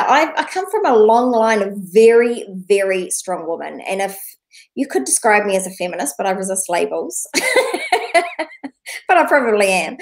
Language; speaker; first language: English; native; English